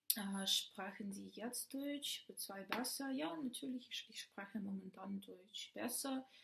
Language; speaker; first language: German; non-native, learner; Ukrainian